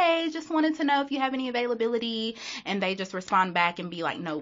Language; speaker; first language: English; native; English